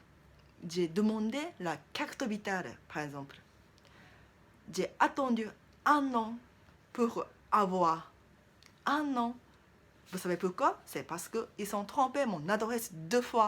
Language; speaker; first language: French; non-native, learner; Japanese